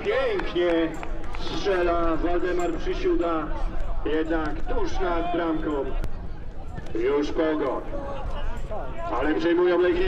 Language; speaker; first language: Polish; native; Polish